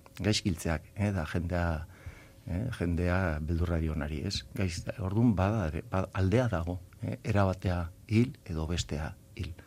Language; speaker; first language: Basque; native; Basque